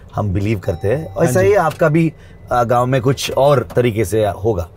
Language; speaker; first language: Hindi; non-native, local second language; Kannada